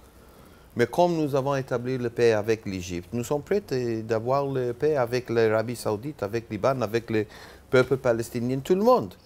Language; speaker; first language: French; non-native, learner; Hebrew